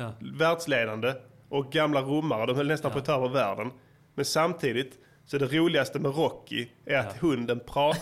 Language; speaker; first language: Swedish; native; Swedish